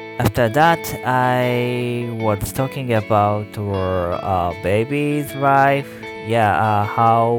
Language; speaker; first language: English; non-native, learner; Japanese